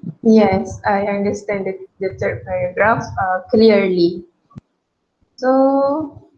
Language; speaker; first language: English; non-native, local second language; Malay